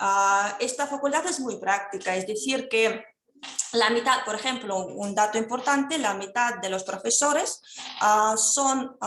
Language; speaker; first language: Spanish; non-native, fluent; Russian